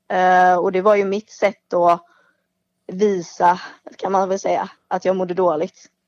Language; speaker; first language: Swedish; native; Swedish